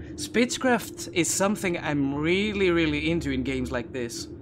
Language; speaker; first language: English; non-native, fluent; Greek